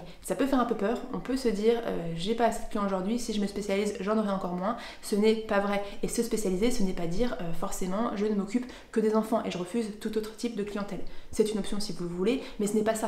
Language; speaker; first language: French; native; French